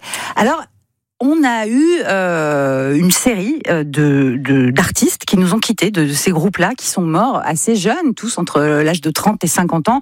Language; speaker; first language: French; native; French